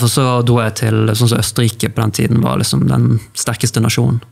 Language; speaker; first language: Norwegian; native; Norwegian